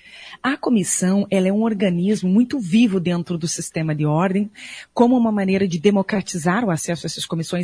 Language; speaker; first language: Portuguese; native; Portuguese